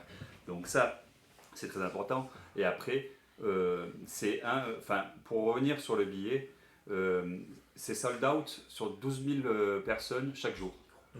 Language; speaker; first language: French; native; French